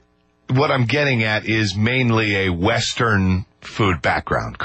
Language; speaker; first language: English; native; English